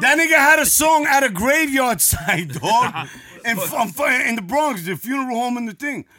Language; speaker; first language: English; native; English